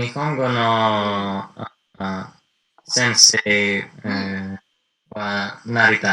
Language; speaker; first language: Japanese; non-native, learner; Greek